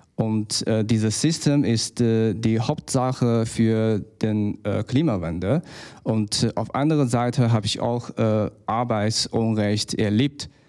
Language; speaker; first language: German; non-native, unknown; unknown